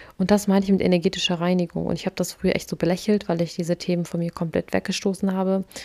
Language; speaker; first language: German; early bilingual, other home language; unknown